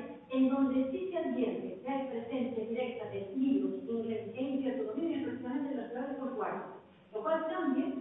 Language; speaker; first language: Spanish; native; Spanish